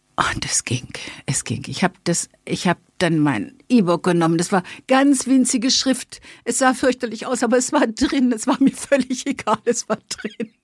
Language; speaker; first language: German; native; German